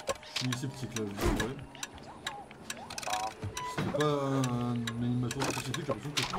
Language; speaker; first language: French; native; French